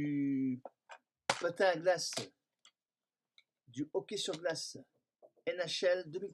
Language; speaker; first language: French; native; French